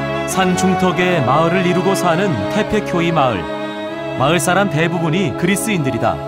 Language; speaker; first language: Korean; native; Korean